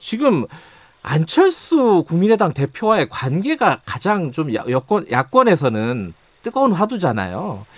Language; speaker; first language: Korean; native; Korean